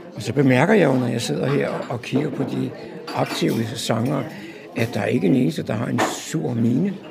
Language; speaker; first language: Danish; native; Danish